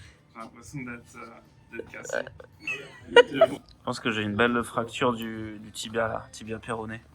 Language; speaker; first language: French; native; French